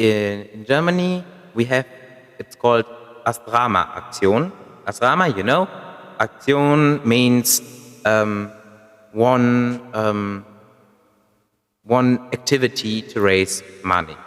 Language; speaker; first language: English; non-native, fluent; German